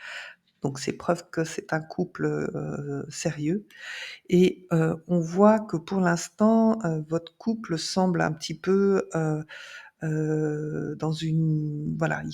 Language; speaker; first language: French; native; French